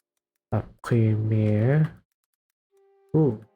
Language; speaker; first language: French; non-native, learner; English